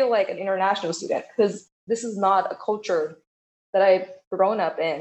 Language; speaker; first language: English; non-native, fluent; Thai